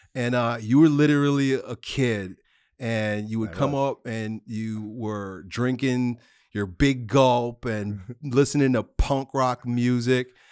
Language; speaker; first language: English; native; English